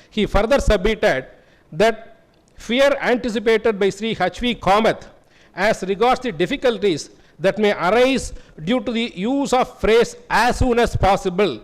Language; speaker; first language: English; non-native, local second language; Tamil